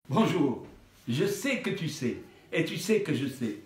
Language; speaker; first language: French; non-native, local second language; Arabic